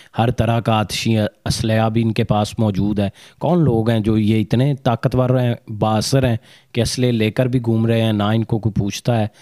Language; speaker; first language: Urdu; non-native, local second language; Punjabi